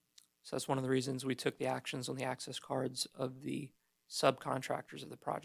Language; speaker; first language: English; native; English